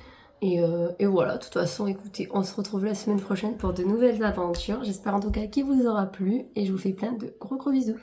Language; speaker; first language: French; native; French